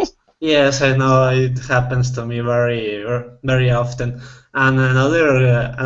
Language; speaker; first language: English; non-native, fluent; Spanish